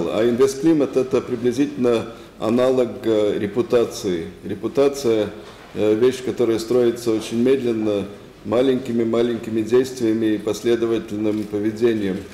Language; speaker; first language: Russian; non-native, fluent; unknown